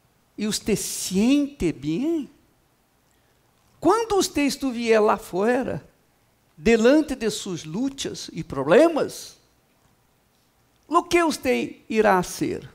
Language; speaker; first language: Portuguese; non-native, fluent; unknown